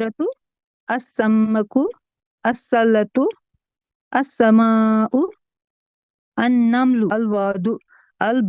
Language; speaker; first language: Arabic; non-native, learner; Urdu